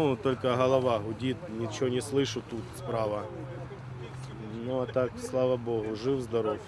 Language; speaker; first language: Russian; native; Russian